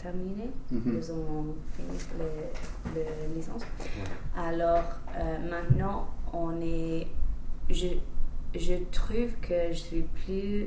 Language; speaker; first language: French; non-native, fluent; English